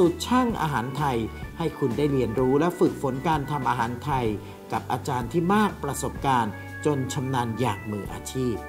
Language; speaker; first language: Thai; native; Thai